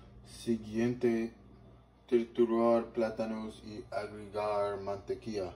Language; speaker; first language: Spanish; non-native, learner; English